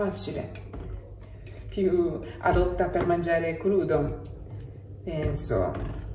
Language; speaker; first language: Italian; non-native, learner; Japanese